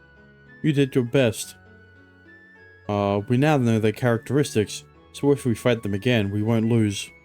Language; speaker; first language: English; native; English